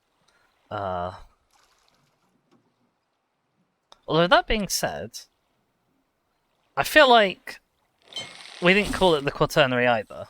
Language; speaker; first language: English; native; English